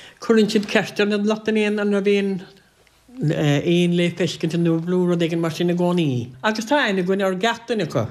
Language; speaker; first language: Irish; native; Irish